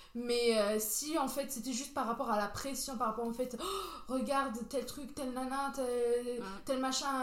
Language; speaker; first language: French; non-native, local second language; Kabyle